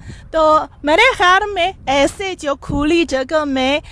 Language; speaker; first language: Hindi; non-native, fluent; Chinese